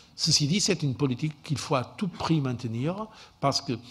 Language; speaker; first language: French; non-native, fluent; Portuguese